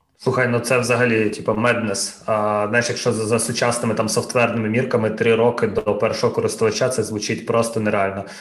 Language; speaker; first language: Ukrainian; non-native, local second language; Russian